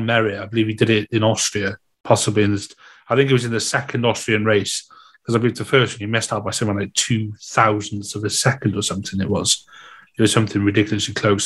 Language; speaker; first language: English; native; English